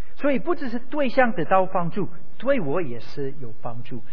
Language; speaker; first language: Chinese; non-native, fluent; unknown